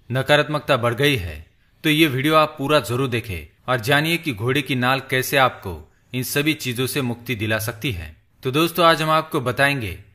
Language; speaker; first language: Hindi; native; Hindi